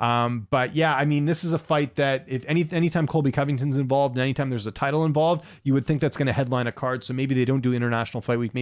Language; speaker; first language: English; native; English